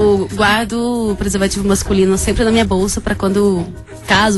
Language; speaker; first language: Portuguese; native; Portuguese